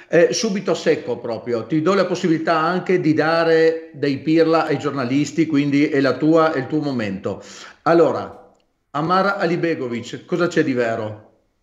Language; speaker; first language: Italian; native; Italian